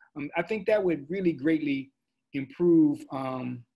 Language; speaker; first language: English; native; English